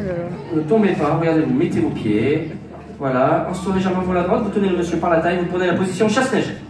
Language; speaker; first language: French; native; French